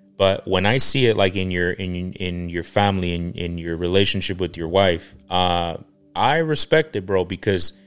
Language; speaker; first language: English; early bilingual, other home language; Spanish